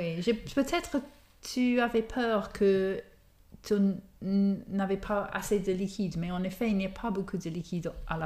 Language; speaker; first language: French; non-native, fluent; English